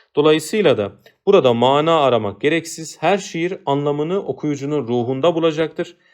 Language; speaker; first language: Turkish; native; Turkish